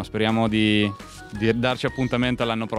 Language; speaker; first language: Italian; native; Italian